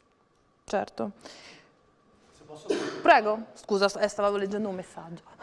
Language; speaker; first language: Italian; native; Italian